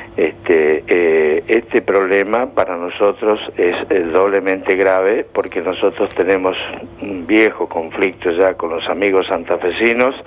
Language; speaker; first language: Spanish; native; Spanish